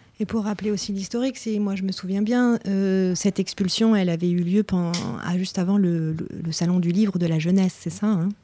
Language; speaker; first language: French; native; French